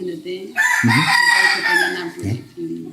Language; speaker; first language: English; non-native, learner; Chinese